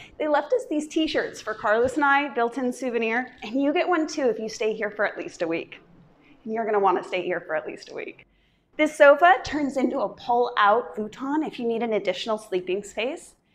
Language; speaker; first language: English; native; English